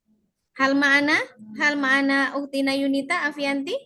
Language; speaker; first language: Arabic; non-native, fluent; Indonesian